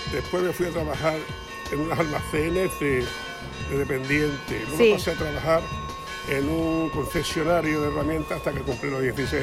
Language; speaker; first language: Spanish; native; Spanish